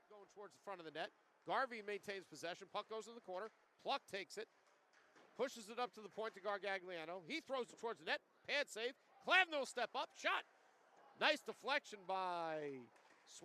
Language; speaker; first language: English; native; English